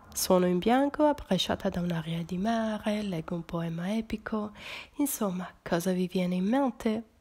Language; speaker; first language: Italian; native; Italian